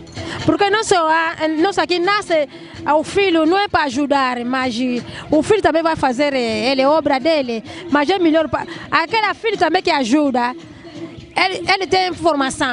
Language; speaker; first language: Portuguese; non-native, local second language; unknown